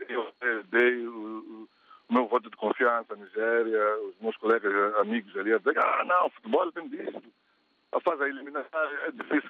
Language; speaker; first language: Portuguese; non-native, local second language; Tsonga